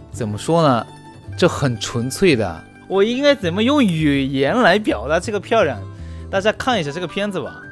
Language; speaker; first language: Chinese; non-native, fluent; Japanese